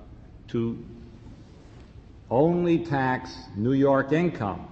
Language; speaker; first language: English; native; English